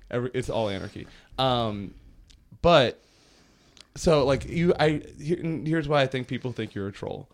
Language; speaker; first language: English; native; English